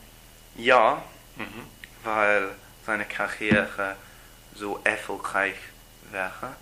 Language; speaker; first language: German; non-native, learner; English